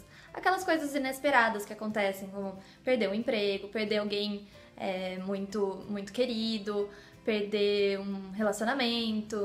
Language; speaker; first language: Portuguese; native; Portuguese